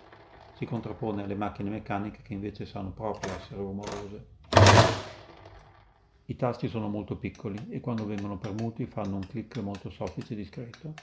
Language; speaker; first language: Italian; native; Italian